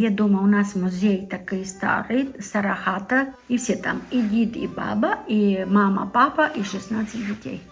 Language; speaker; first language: Ukrainian; non-native, local second language; Romanian